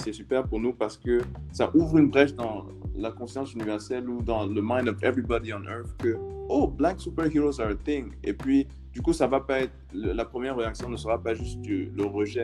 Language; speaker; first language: French; native; French